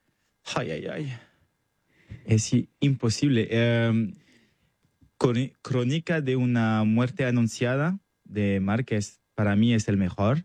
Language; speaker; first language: Spanish; non-native, learner; French